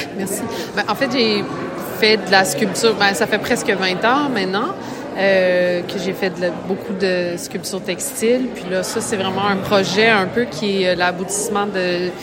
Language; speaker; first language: French; native; French